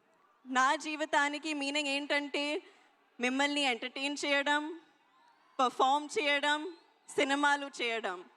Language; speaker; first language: Telugu; non-native, learner; Hindi